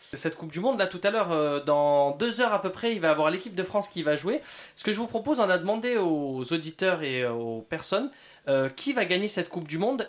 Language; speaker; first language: French; native; French